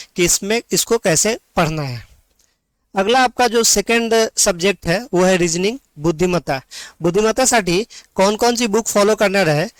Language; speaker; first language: Hindi; non-native, local second language; Marathi